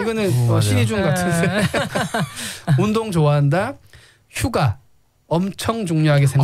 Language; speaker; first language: Korean; native; Korean